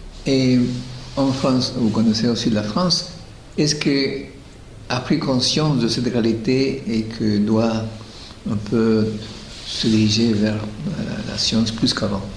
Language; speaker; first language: French; non-native, fluent; Spanish